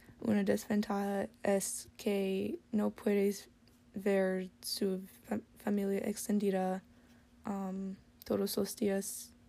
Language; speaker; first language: Spanish; non-native, learner; English